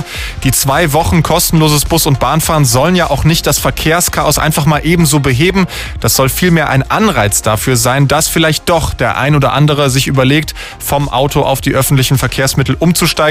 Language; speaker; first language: German; native; German